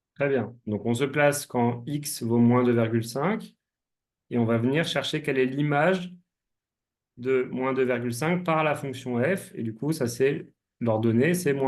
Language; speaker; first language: French; native; French